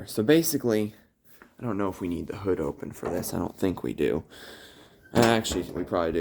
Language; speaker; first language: English; native; English